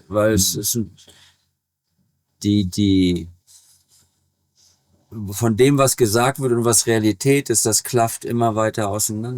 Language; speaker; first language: German; native; German